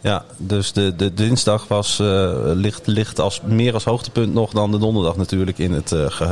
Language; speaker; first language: Dutch; native; Dutch